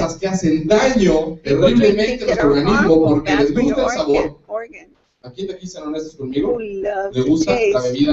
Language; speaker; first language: Spanish; native; Spanish